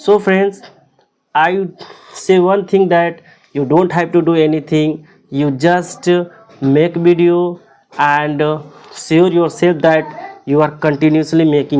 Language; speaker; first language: English; non-native, local second language; Hindi